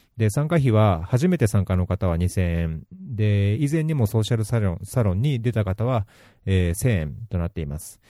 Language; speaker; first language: Japanese; native; Japanese